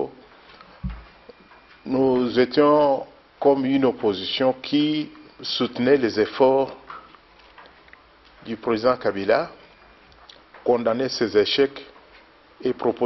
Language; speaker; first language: French; non-native, local second language; Luba-Lulua